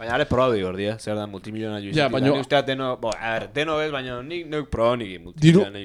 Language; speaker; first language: Basque; native; Basque